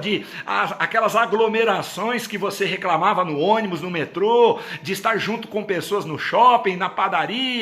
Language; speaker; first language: Portuguese; native; Portuguese